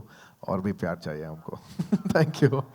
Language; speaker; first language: Hindi; non-native, local second language; Telugu